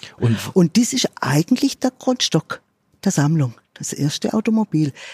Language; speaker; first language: German; native; German